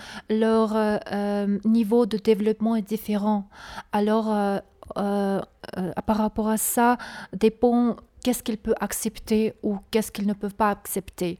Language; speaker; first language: French; non-native, learner; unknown